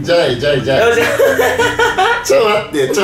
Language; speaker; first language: Japanese; native; Japanese